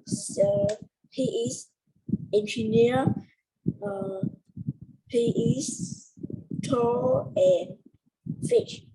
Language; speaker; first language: English; non-native, learner; Vietnamese